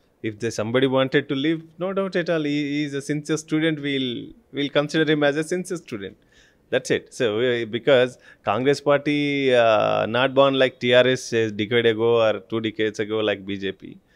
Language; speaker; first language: English; non-native, local second language; Telugu